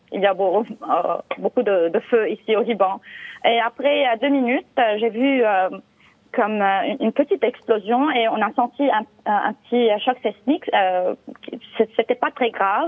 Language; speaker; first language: French; non-native, local second language; Arabic